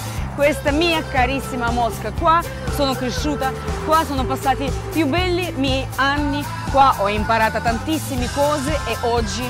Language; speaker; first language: Italian; non-native, fluent; Russian